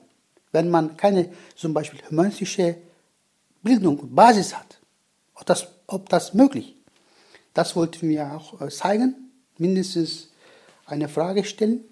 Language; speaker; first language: German; non-native, learner; Turkish